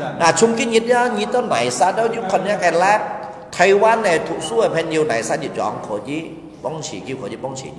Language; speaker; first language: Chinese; non-native, learner; Hakka Chinese